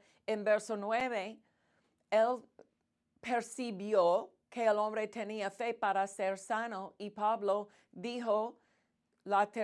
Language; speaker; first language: Spanish; non-native, fluent; English